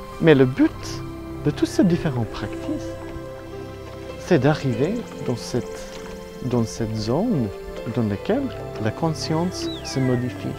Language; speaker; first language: French; non-native, learner; Italian